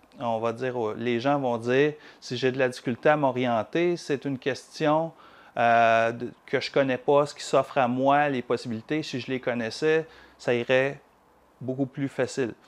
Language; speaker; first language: French; native; French